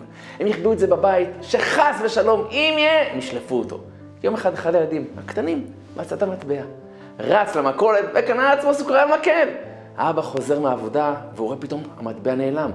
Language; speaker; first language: Hebrew; native; Hebrew